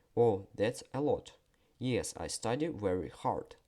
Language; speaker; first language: English; non-native, fluent; Ukrainian